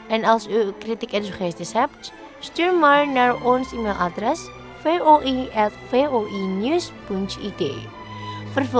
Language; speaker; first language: Dutch; non-native, fluent; Indonesian